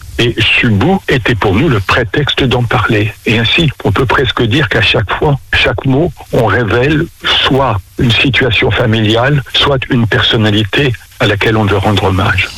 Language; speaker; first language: French; native; French